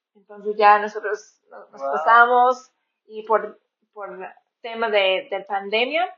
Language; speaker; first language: Spanish; non-native, fluent; English